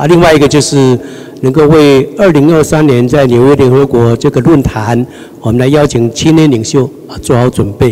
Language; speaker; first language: Chinese; native; Chinese